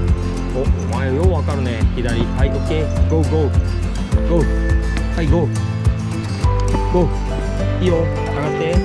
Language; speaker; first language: Japanese; native; Japanese